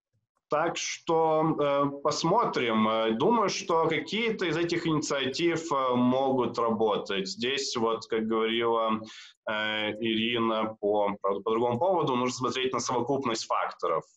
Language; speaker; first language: Russian; native; Russian